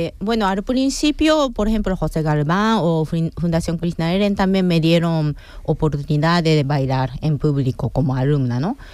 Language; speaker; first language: Spanish; non-native, fluent; Japanese